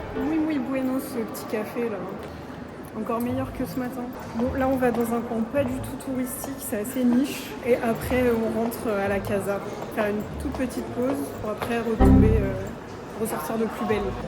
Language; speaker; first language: French; native; French